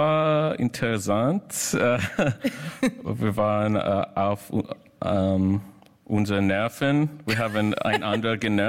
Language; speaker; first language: German; non-native, fluent; English